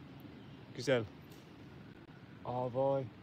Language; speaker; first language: Turkish; non-native, learner; English